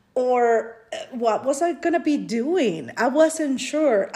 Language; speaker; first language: English; non-native, fluent; Spanish